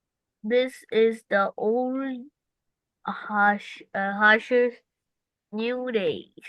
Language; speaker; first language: English; non-native, local second language; Urdu